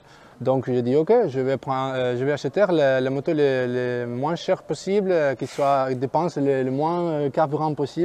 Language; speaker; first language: French; non-native, fluent; Spanish